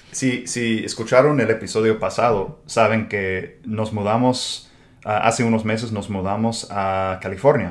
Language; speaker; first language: Spanish; non-native, fluent; English